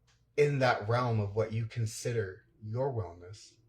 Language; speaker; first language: English; native; English